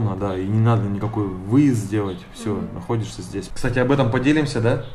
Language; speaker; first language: Russian; native; Russian